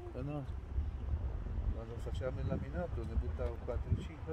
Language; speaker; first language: Italian; native; Italian